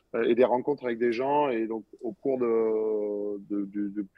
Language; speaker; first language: French; native; French